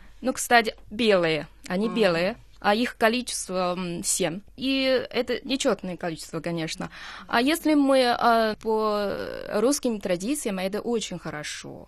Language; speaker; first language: Russian; non-native, fluent; Chinese